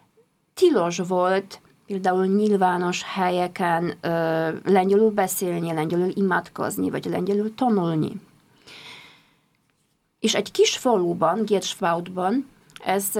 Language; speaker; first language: Hungarian; non-native, fluent; Polish